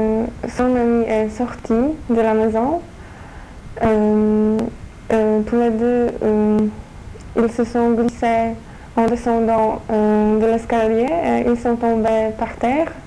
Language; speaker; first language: French; non-native, fluent; Polish